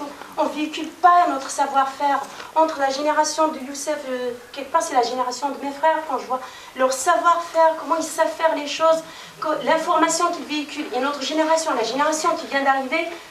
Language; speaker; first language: French; non-native, local second language; Kabyle